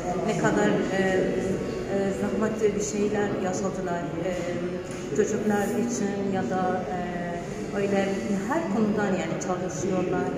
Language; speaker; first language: Turkish; non-native, learner; Arabic